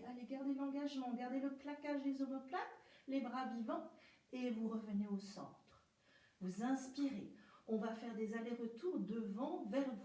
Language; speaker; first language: French; native; French